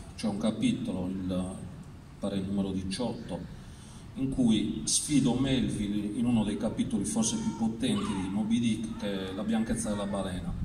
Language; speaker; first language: Italian; native; Italian